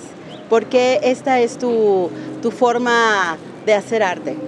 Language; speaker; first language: Spanish; native; Spanish